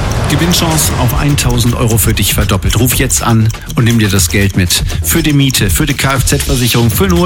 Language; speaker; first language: German; native; German